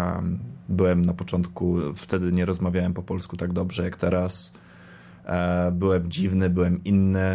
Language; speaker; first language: Polish; early bilingual, other home language; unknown